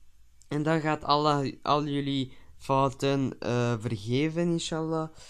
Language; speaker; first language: Dutch; early bilingual, other home language; Turkish